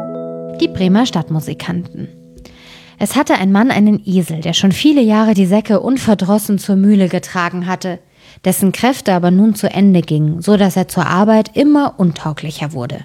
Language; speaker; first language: German; native; German